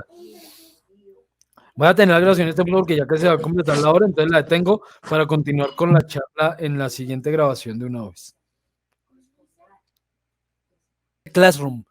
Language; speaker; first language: Spanish; native; Spanish